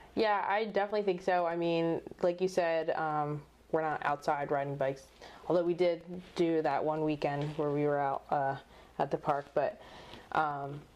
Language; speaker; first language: English; native; English